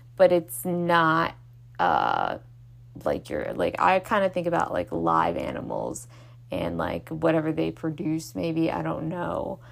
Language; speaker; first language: English; native; English